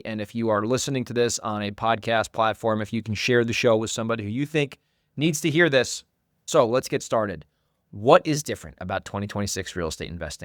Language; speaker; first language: English; native; English